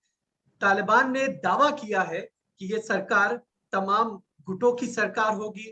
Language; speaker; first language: Hindi; native; Hindi